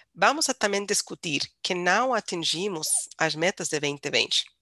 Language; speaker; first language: Portuguese; non-native, fluent; English